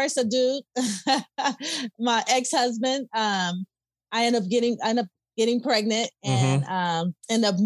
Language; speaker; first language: English; native; English